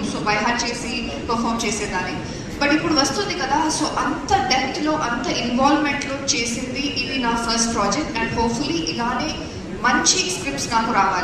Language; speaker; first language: Telugu; non-native, fluent; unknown